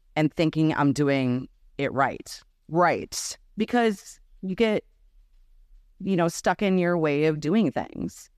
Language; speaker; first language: English; early bilingual, other home language; Serbian